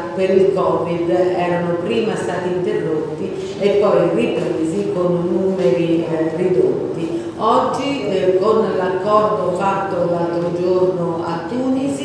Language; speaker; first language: Italian; native; Italian